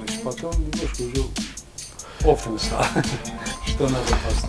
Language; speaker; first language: Russian; non-native, learner; Azerbaijani